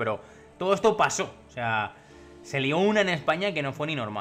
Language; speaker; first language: Spanish; native; Spanish